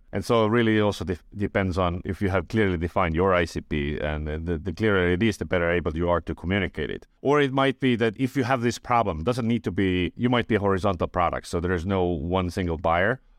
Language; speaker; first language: English; non-native, fluent; Estonian